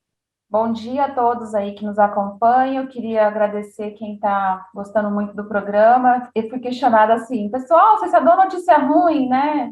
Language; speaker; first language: Portuguese; native; Portuguese